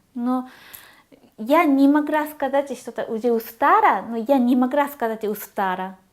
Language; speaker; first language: Russian; non-native, learner; Japanese